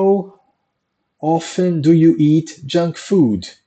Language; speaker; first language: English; non-native, fluent; Portuguese